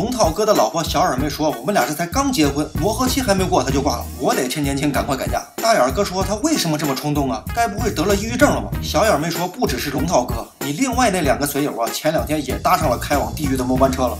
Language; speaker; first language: Chinese; native; Chinese